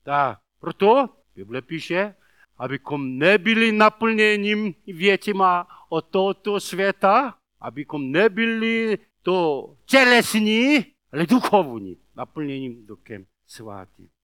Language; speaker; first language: Czech; non-native, learner; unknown